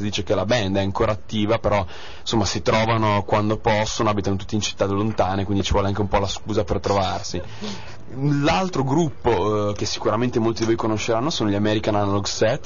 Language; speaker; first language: Italian; native; Italian